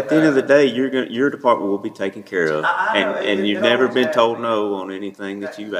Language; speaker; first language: English; native; English